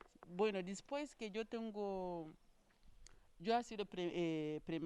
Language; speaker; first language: Spanish; non-native, learner; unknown